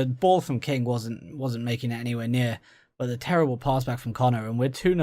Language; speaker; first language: English; native; English